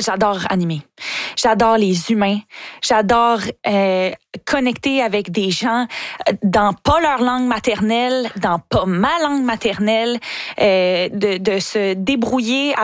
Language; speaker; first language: French; native; French